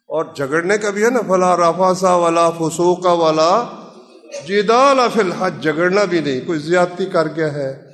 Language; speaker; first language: Urdu; non-native, local second language; Punjabi